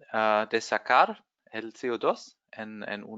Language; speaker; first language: Spanish; non-native, fluent; German